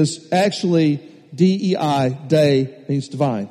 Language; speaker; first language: English; native; English